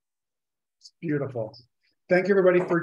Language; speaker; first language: English; native; English